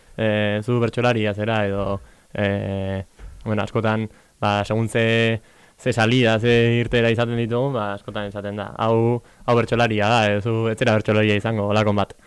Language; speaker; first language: Basque; native; Basque